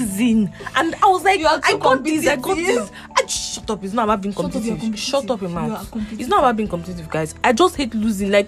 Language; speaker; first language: English; non-native, local second language; Igbo